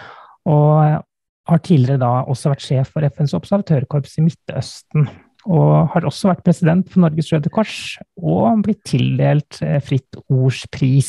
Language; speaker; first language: Norwegian; native; Norwegian